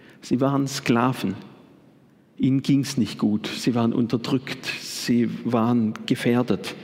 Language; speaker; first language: German; native; German